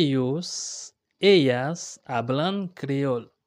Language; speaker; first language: Spanish; non-native, learner; Haitian Creole